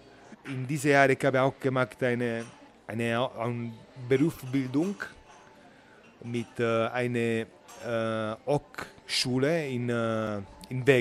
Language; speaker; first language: German; non-native, learner; Italian